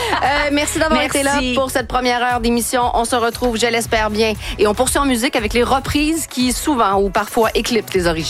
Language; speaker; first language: French; native; French